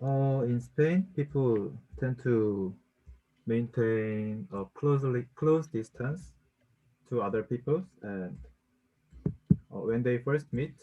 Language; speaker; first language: English; non-native, learner; Korean